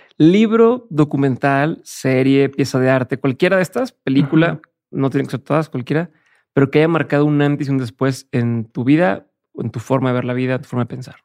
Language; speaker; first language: Spanish; native; Spanish